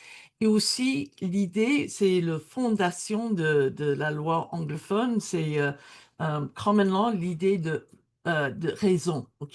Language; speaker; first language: French; non-native, learner; English